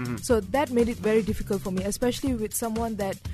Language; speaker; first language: English; non-native, local second language; Tamil